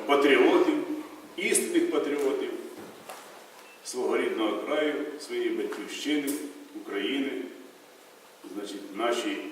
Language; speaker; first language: Ukrainian; native; Ukrainian